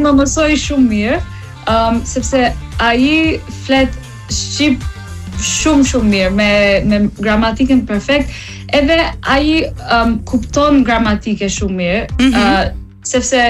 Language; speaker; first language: Albanian; non-native, learner; English